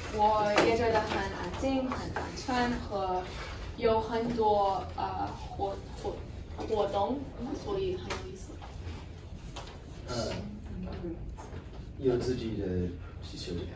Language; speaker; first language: Chinese; non-native, learner; English